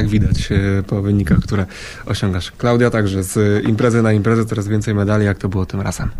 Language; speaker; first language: Polish; native; Polish